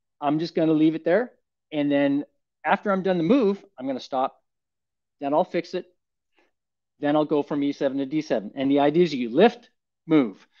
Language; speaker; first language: English; native; English